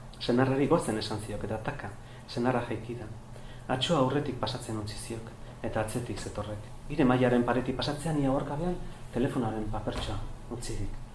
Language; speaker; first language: Basque; native; Basque